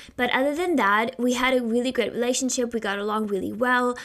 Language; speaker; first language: English; non-native, fluent; German